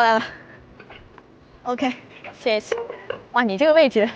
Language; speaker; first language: Chinese; native; Chinese